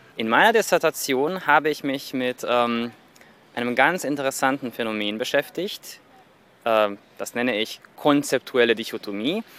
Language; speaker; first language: German; non-native, fluent; Serbian